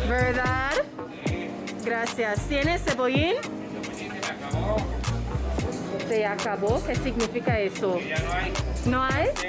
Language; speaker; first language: Spanish; non-native, learner; English